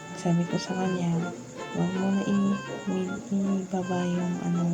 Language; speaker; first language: Filipino; non-native, local second language; Hiligaynon